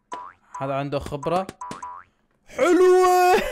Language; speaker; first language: Arabic; native; Arabic